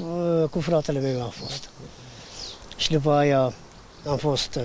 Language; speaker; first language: Romanian; non-native, local second language; Hungarian